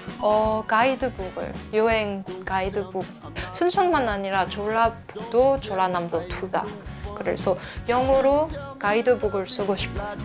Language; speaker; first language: Korean; non-native, fluent; French